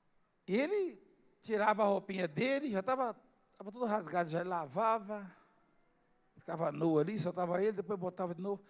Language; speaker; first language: Portuguese; native; Portuguese